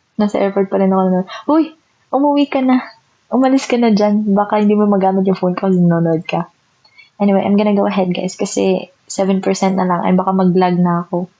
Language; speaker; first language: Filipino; non-native, local second language; Bikol